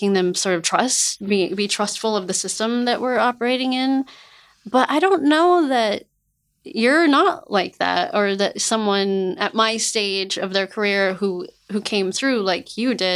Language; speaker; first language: English; native; English